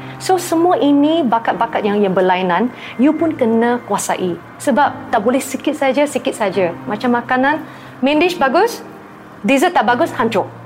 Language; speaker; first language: Malay; non-native, local second language; Chinese